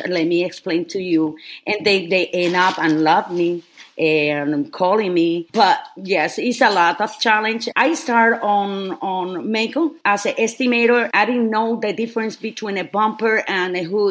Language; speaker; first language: English; non-native, fluent; Spanish